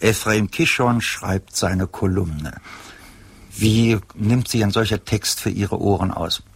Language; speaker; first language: German; native; German